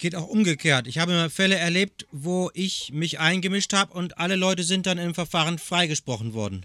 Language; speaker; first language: German; native; German